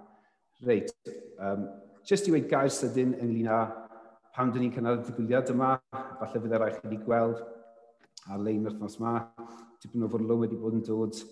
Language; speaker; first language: Welsh; native; Welsh